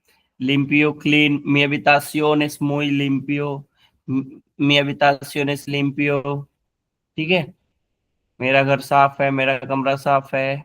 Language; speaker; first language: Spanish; non-native, learner; Hindi